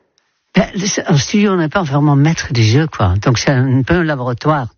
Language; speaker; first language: French; non-native, fluent; Dutch